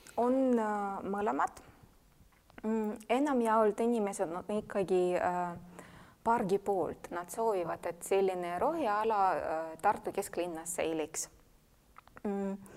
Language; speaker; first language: Estonian; non-native, fluent; Russian